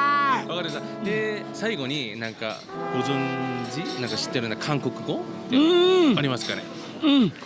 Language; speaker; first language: Japanese; non-native, fluent; Korean